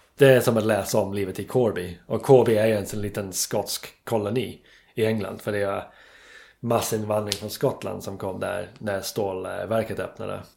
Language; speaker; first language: Swedish; non-native, fluent; English